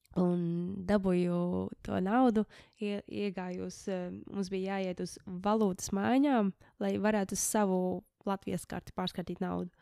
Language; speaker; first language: Latvian; early bilingual, heritage; Latvian